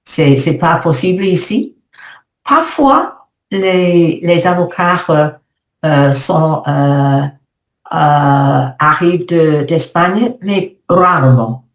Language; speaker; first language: French; non-native, learner; English